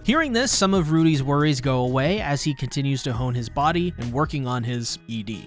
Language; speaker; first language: English; native; English